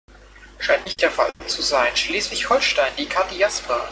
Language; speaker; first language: German; native; German